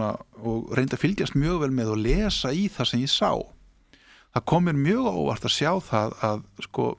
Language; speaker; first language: Icelandic; native; Icelandic